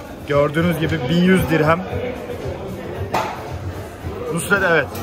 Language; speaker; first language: Turkish; native; Turkish